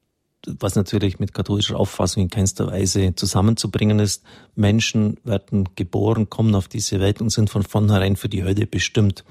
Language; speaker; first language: German; native; German